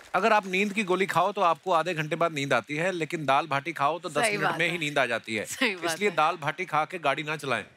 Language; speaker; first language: Hindi; native; Hindi